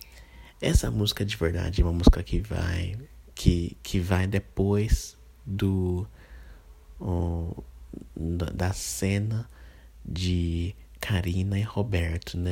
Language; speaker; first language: Portuguese; non-native, fluent; English